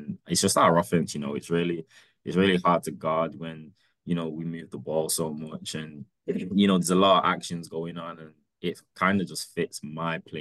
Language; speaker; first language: English; native; English